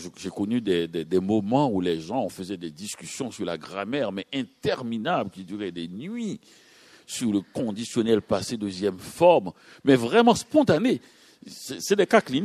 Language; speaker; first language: French; native; French